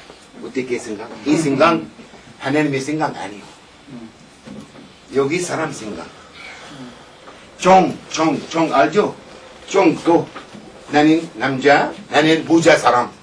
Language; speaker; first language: Korean; non-native, learner; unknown